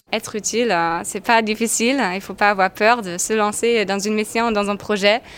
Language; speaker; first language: French; non-native, fluent; German